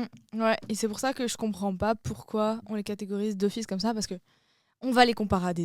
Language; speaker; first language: French; native; French